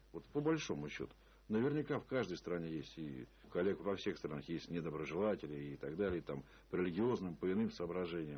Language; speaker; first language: Russian; native; Russian